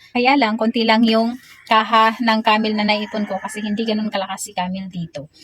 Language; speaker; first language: Filipino; native; Filipino